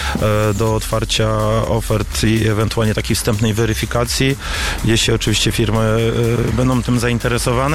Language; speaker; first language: Polish; native; Polish